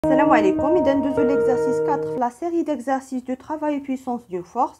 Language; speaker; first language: French; non-native, local second language; Arabic